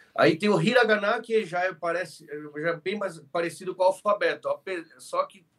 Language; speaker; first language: Portuguese; early bilingual, other home language; Spanish